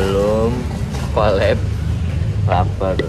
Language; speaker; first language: Indonesian; native; Indonesian